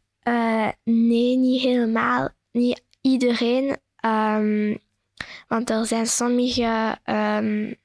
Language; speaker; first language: Dutch; non-native, local second language; French